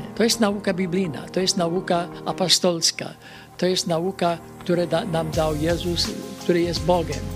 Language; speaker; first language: Polish; early bilingual, heritage; Polish